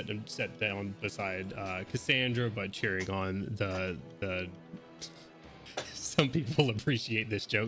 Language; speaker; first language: English; native; English